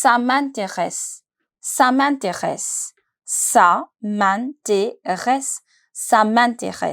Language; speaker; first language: French; non-native, fluent; Hindi